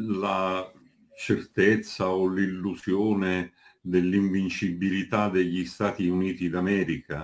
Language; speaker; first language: Italian; native; Italian